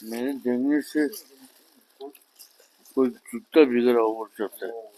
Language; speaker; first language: Hindi; non-native, local second language; Tibetan